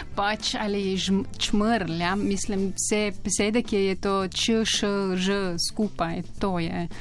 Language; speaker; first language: Slovenian; non-native, learner; Estonian